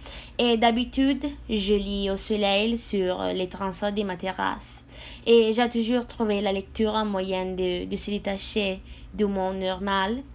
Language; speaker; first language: French; non-native, fluent; Italian